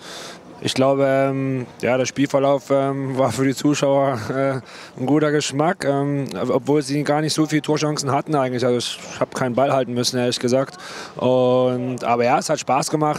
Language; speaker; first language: German; native; German